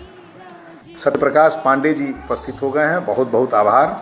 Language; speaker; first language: Hindi; native; Hindi